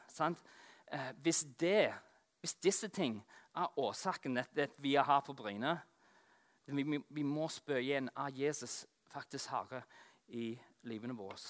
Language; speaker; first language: Norwegian; non-native, fluent; English